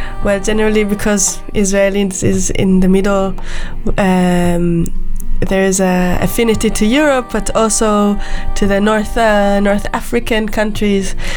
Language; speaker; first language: English; non-native, fluent; Hebrew